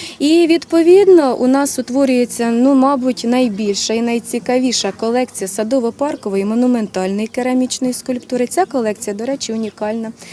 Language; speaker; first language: Ukrainian; native; Ukrainian